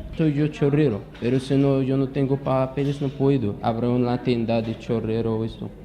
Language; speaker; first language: Spanish; non-native, learner; Arabic